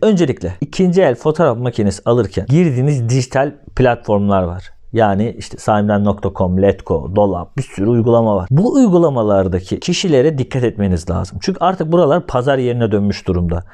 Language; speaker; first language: Turkish; native; Turkish